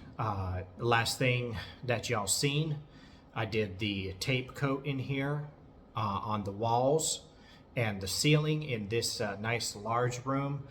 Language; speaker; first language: English; native; English